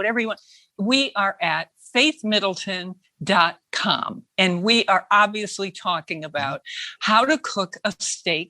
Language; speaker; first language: English; native; English